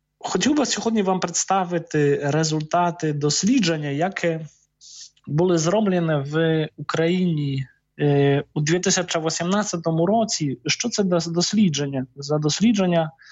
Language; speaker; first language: Ukrainian; non-native, fluent; Polish